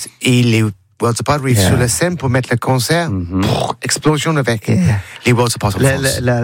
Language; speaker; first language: French; non-native, learner; English